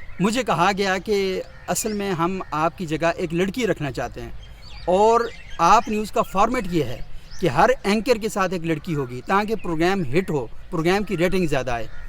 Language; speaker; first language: Urdu; non-native, local second language; Northern Hindko